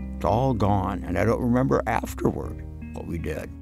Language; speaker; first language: English; native; English